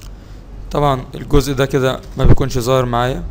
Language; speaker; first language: Arabic; native; Arabic